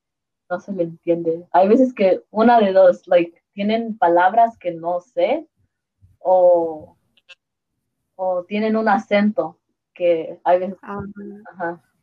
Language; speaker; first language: Spanish; early bilingual, heritage; Spanish